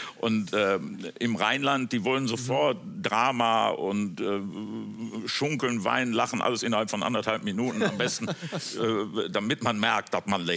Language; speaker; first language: German; native; German